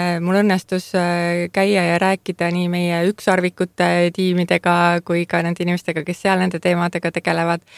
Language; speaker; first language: Estonian; native; Estonian